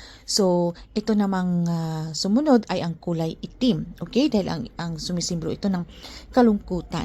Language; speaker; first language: Filipino; native; Filipino